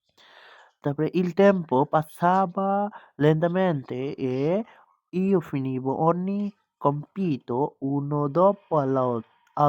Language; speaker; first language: Italian; non-native, learner; Bangla